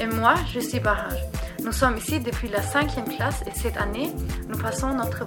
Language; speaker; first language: French; non-native, learner; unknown